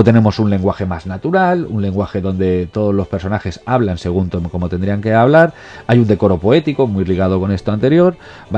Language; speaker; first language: Spanish; native; Spanish